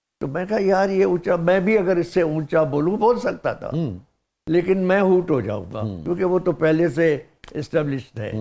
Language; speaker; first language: Urdu; non-native, local second language; Sindhi